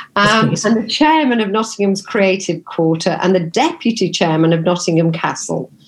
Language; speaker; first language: English; native; English